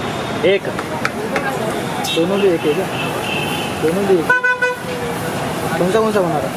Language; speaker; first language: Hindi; non-native, local second language; Marathi